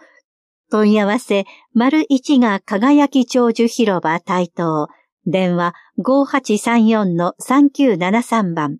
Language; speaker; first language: Japanese; native; Japanese